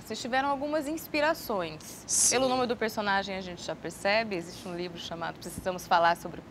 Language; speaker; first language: Portuguese; native; Portuguese